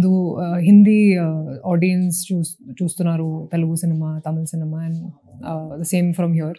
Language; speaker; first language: Telugu; non-native, local second language; Hindi